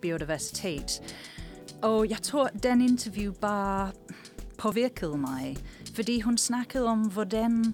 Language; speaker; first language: Danish; non-native, fluent; English